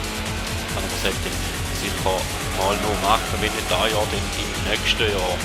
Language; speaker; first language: German; native; German